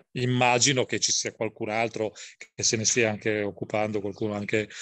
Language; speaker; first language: Italian; native; Italian